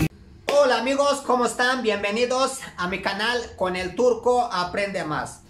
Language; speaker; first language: Spanish; non-native, learner; Turkish